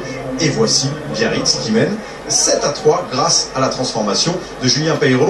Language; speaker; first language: French; native; French